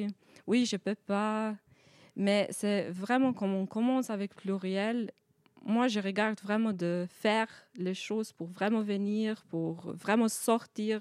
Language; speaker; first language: French; non-native, learner; Albanian